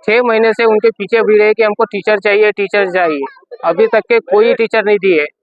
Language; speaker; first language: Hindi; non-native, local second language; Marathi